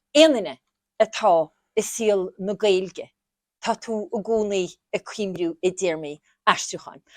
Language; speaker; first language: Irish; native; Irish